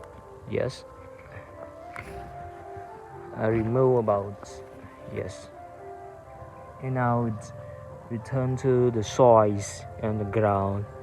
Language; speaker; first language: English; non-native, learner; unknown